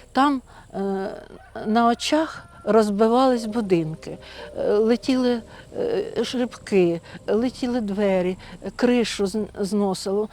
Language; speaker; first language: Ukrainian; native; Ukrainian